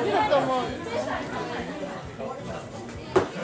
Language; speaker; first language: Japanese; native; Japanese